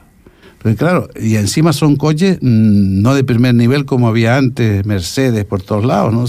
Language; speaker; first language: Spanish; native; Spanish